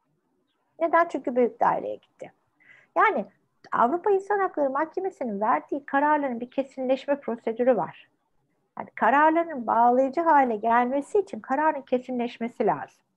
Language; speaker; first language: Turkish; native; Turkish